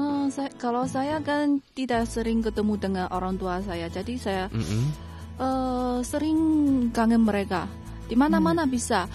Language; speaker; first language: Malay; non-native, fluent; Chinese